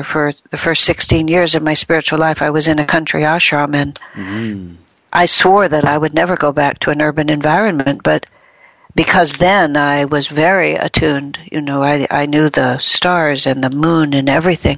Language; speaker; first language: English; native; English